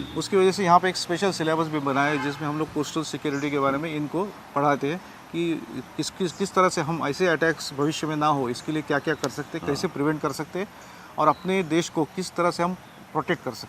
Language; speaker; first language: Hindi; non-native, local second language; Marathi